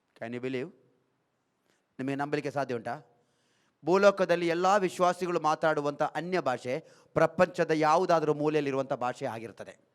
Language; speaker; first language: Kannada; non-native, local second language; Malayalam